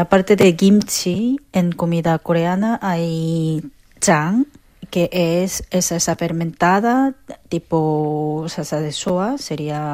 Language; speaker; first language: Spanish; non-native, learner; Korean